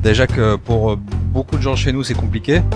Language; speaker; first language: French; native; French